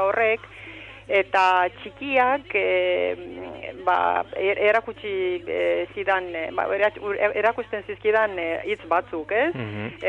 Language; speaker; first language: Basque; non-native, fluent; Romanian